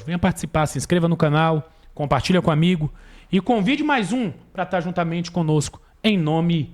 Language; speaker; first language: Portuguese; native; Portuguese